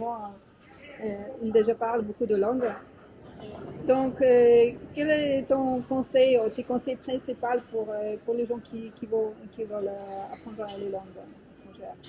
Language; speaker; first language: French; non-native, learner; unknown